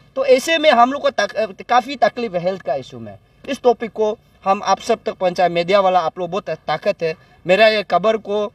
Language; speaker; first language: Hindi; non-native, local second language; Nyishi